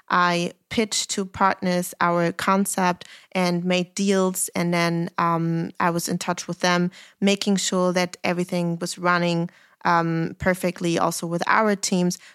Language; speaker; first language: English; non-native, fluent; German